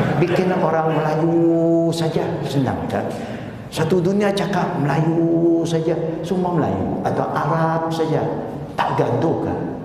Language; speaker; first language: Malay; non-native, local second language; Chinese